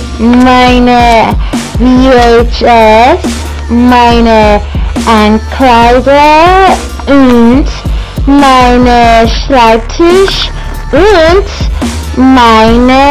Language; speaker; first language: German; non-native, learner; English